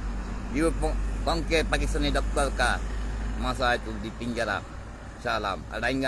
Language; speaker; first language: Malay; non-native, learner; Bangla